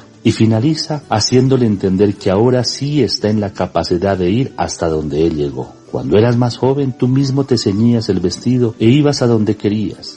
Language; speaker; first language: Spanish; native; Spanish